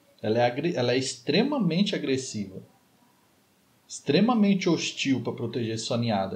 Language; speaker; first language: Portuguese; native; Portuguese